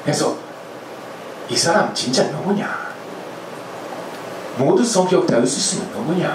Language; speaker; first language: Korean; non-native, fluent; Hungarian